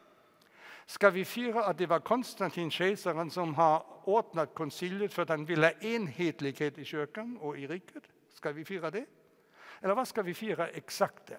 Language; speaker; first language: Norwegian; non-native, fluent; German